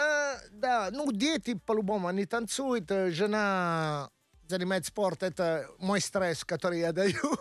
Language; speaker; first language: Russian; non-native, learner; Italian